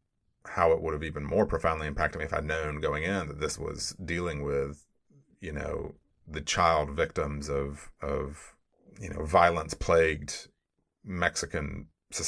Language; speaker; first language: English; native; English